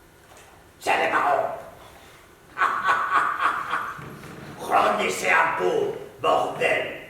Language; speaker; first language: French; non-native, fluent; Spanish